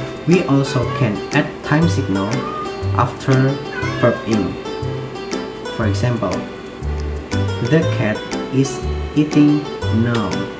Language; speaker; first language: English; non-native, fluent; Indonesian